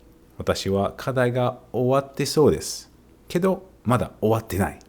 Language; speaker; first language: Japanese; non-native, fluent; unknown